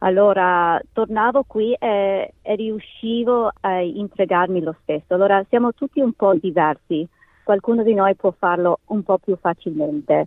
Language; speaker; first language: Italian; native; Italian